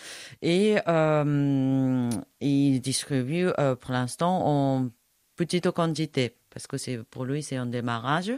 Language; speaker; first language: French; non-native, fluent; Japanese